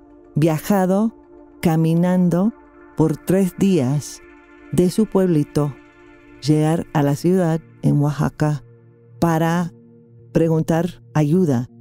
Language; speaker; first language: Spanish; non-native, fluent; English